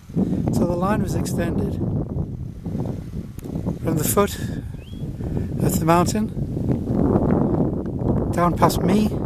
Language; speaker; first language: English; native; English